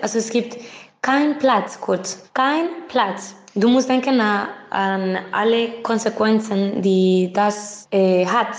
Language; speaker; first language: German; non-native, fluent; Spanish